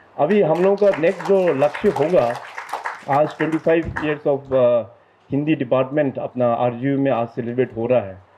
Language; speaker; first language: Hindi; non-native, local second language; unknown